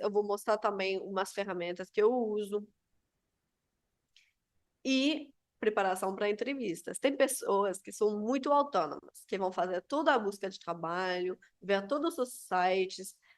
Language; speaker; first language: Portuguese; non-native, fluent; Spanish